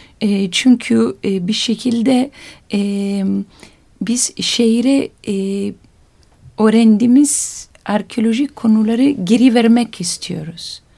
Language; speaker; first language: Turkish; non-native, learner; Italian